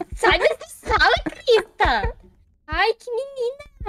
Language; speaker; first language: Portuguese; native; Portuguese